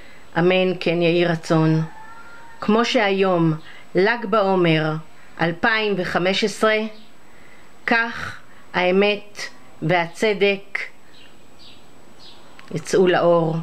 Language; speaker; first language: Hebrew; native; Hebrew